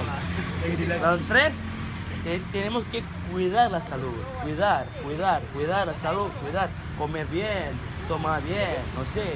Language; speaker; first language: Spanish; non-native, learner; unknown